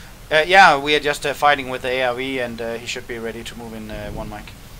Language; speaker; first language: English; non-native, fluent; Danish